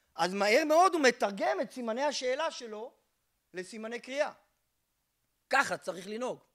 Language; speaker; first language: Hebrew; native; Hebrew